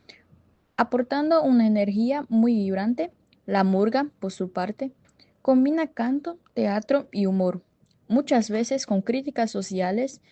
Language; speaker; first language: Spanish; non-native, learner; Portuguese